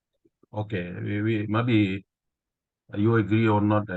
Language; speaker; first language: English; non-native, learner; Indonesian